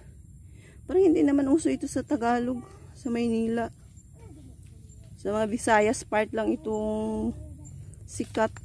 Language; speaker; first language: Filipino; non-native, local second language; Aklanon